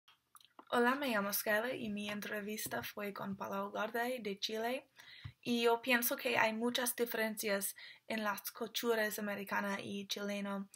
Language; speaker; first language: Spanish; non-native, learner; English